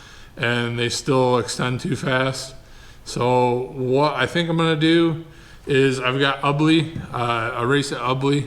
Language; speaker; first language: English; native; English